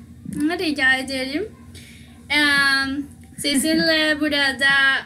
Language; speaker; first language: Turkish; non-native, learner; Spanish